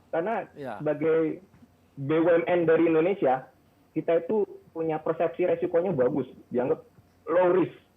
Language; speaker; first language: Indonesian; native; Indonesian